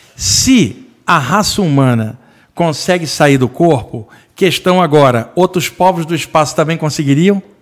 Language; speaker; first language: Portuguese; native; Portuguese